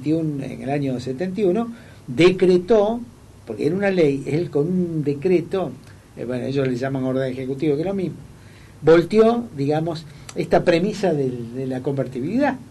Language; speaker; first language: Spanish; native; Spanish